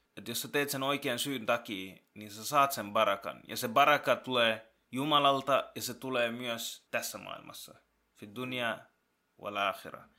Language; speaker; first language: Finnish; early bilingual, other home language; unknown